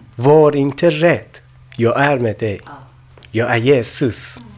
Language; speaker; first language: Swedish; non-native, learner; Persian